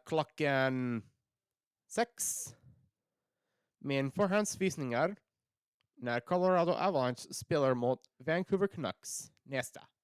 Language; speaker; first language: Swedish; non-native, learner; English